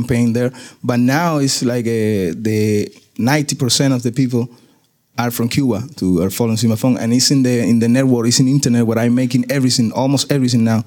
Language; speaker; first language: English; non-native, learner; Spanish